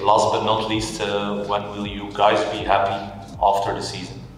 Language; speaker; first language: English; non-native, fluent; Dutch